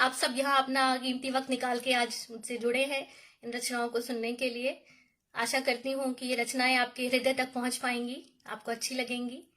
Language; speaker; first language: Hindi; native; Hindi